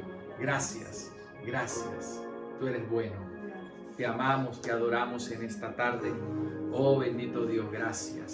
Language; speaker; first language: Spanish; native; Spanish